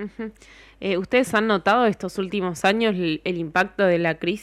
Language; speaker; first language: Spanish; native; Spanish